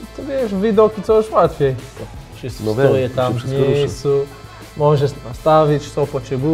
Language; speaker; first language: Polish; non-native, learner; Portuguese